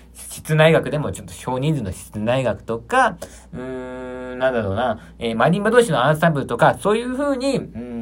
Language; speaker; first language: Japanese; native; Japanese